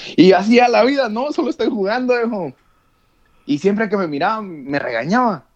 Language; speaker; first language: Spanish; native; Spanish